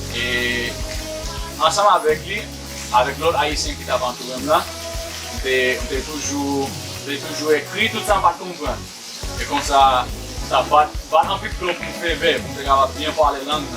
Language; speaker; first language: Haitian Creole; non-native, learner; English